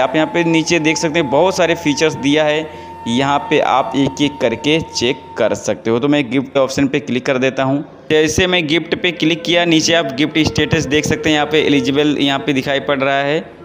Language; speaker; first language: Hindi; native; Hindi